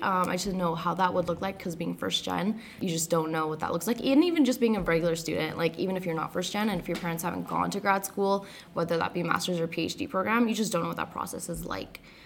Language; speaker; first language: English; early bilingual, other home language; Spanish